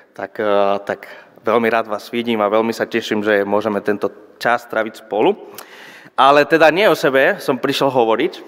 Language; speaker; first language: Slovak; non-native, fluent; Spanish